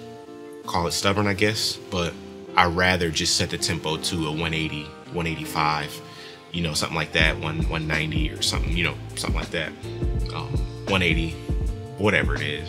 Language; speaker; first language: English; native; English